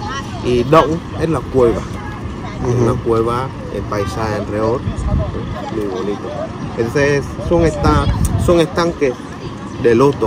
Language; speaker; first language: Spanish; non-native, fluent; Vietnamese